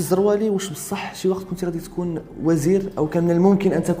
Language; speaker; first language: Arabic; native; Arabic